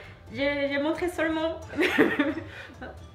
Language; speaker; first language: French; non-native, learner; Japanese